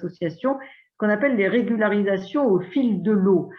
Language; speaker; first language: French; native; French